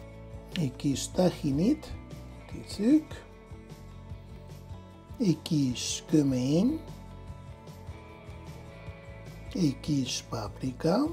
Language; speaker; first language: Hungarian; non-native, fluent; Spanish